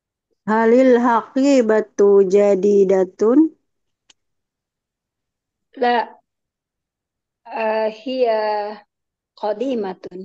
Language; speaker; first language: Arabic; non-native, learner; Indonesian